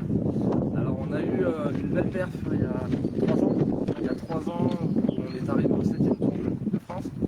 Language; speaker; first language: French; native; French